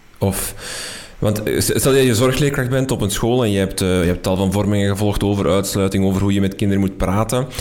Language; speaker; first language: Dutch; native; Dutch